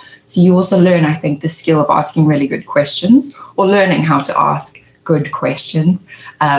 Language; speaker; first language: English; native; English